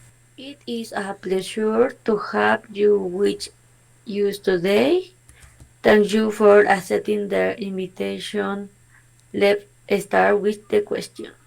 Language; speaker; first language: English; non-native, learner; Spanish